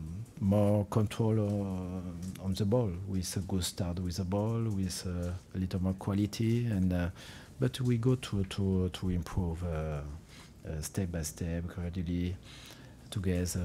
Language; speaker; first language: English; non-native, fluent; French